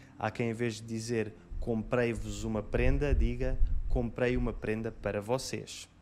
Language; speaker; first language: Portuguese; native; Portuguese